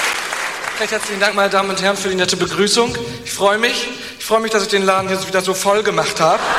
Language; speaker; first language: German; native; German